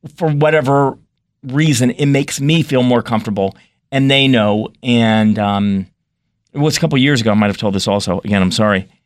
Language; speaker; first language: English; native; English